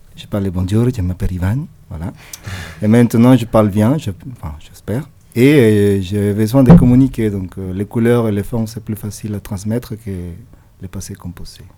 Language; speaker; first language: French; non-native, fluent; Spanish